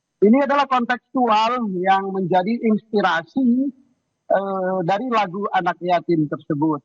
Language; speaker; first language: Indonesian; non-native, local second language; Achinese